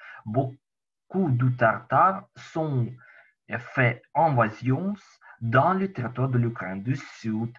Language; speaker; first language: French; non-native, learner; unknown